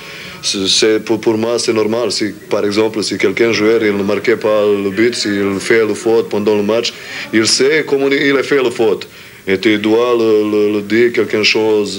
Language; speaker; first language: French; non-native, learner; Serbian